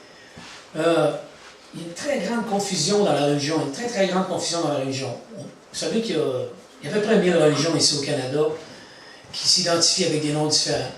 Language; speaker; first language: French; native; French